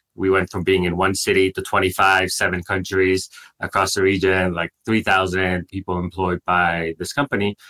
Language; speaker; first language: English; non-native, fluent; Spanish